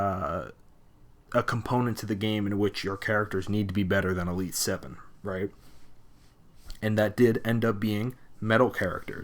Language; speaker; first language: English; native; English